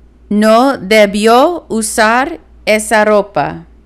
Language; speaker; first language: Spanish; non-native, learner; English